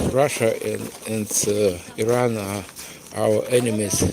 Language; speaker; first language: English; non-native, fluent; Russian